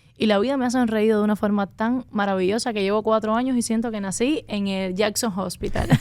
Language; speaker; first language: Spanish; native; Spanish